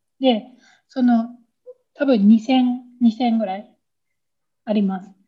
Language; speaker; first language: Japanese; native; Japanese